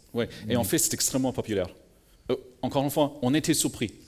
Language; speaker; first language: French; native; French